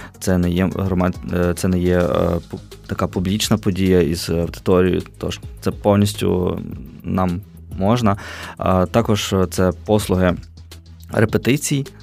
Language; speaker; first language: Ukrainian; native; Ukrainian